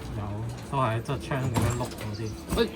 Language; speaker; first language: Chinese; native; Chinese